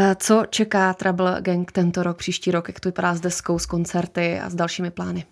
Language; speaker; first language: Czech; native; Czech